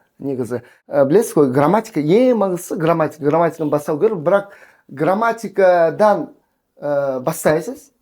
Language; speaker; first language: Kazakh; non-native, local second language; Russian